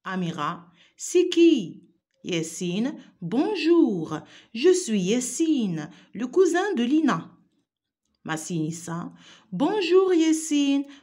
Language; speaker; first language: French; non-native, local second language; Arabic